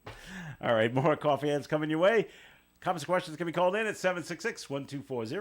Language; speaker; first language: English; native; English